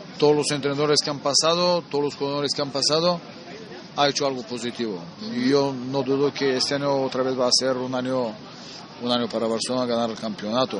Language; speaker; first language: Spanish; non-native, fluent; Bulgarian